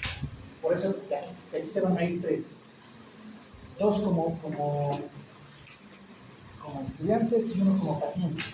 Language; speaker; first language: Spanish; native; Spanish